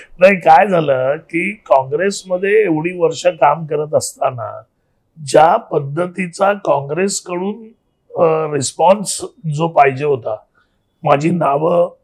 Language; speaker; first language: Marathi; native; Marathi